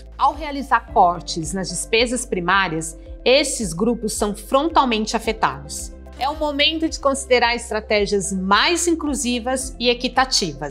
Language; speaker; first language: Portuguese; native; Portuguese